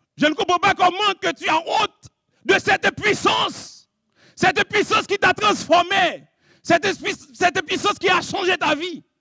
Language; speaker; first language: French; non-native, local second language; Haitian Creole